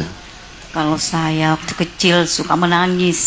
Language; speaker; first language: Indonesian; non-native, local second language; Buginese